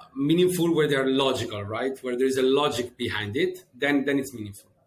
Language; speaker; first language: English; non-native, fluent; Italian